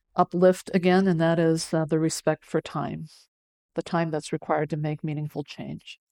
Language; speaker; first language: English; early bilingual, other home language; Cantonese